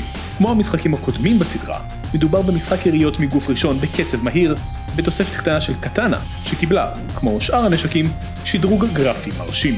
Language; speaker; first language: Hebrew; native; Hebrew